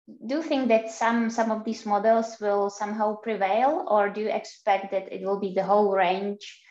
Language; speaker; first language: English; non-native, fluent; Czech